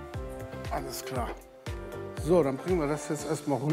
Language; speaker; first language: German; native; German